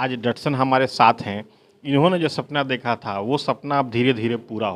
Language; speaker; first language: Hindi; native; Hindi